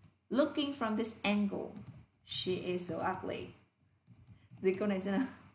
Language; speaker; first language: English; non-native, fluent; Vietnamese